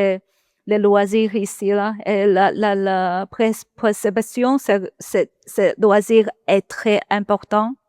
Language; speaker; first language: French; non-native, learner; Chinese